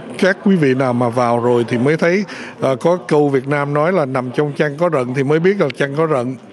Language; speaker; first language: Vietnamese; early bilingual, heritage; Vietnamese